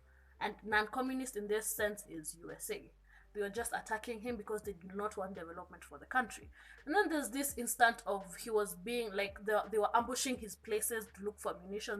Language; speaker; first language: English; non-native, local second language; Kikuyu